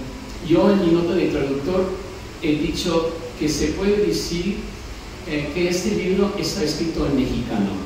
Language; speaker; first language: Spanish; non-native, fluent; English